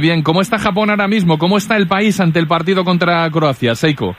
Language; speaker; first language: Spanish; native; Spanish